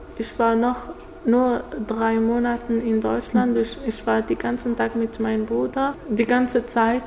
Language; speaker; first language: German; non-native, learner; Arabic